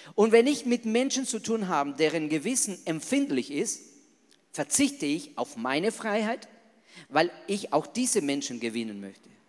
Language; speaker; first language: German; non-native, fluent; Spanish